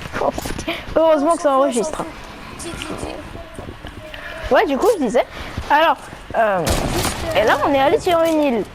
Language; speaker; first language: French; native; French